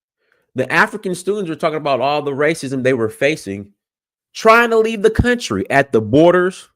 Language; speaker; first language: English; native; English